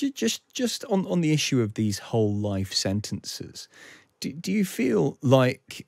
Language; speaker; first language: English; native; English